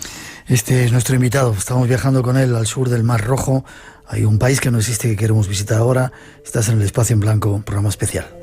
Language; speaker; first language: Spanish; native; Spanish